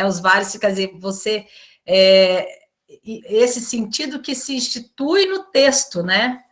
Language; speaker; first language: Portuguese; native; Portuguese